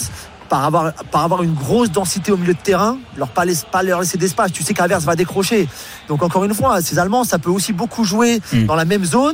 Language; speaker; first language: French; non-native, fluent; English